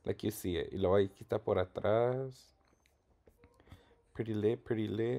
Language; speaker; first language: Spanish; early bilingual, heritage; Spanish